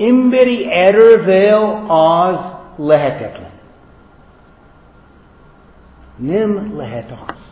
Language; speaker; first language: Hungarian; non-native, fluent; English